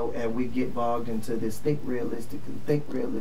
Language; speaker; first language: English; native; English